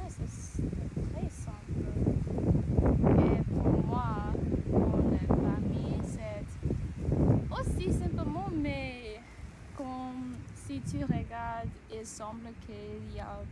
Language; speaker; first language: French; non-native, learner; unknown